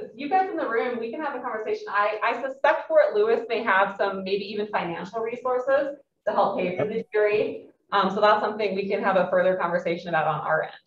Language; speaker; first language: English; native; English